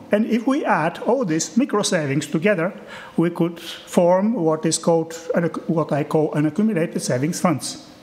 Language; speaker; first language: English; non-native, fluent; Bulgarian